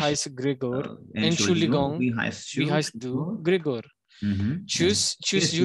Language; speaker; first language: German; non-native, learner; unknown